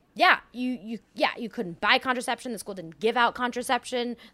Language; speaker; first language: English; early bilingual, other home language; French